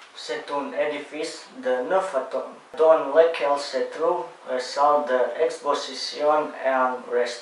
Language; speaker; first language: French; non-native, learner; Croatian